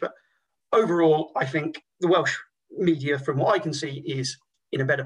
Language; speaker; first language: English; native; English